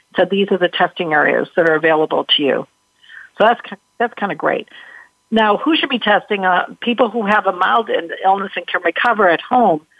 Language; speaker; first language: English; native; English